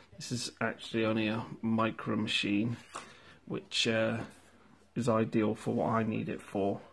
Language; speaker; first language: English; native; English